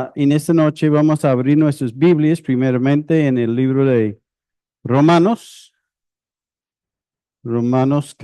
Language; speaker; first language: Spanish; non-native, fluent; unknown